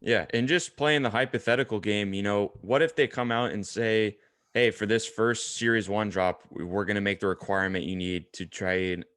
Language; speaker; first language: English; native; English